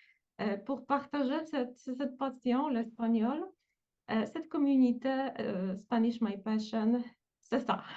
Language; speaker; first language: French; non-native, fluent; Polish